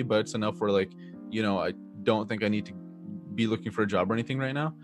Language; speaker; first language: English; native; English